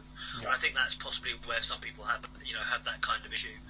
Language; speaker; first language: English; native; English